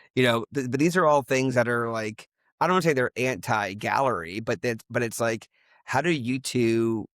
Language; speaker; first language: English; native; English